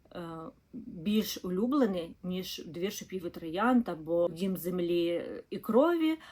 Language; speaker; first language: Ukrainian; non-native, local second language; Russian